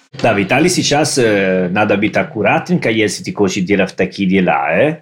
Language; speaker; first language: Russian; non-native, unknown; Italian